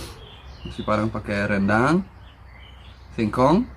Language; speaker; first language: Indonesian; non-native, learner; Dutch